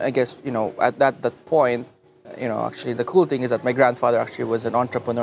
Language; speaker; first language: English; non-native, local second language; Filipino